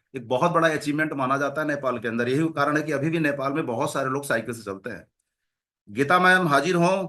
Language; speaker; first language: Hindi; native; Hindi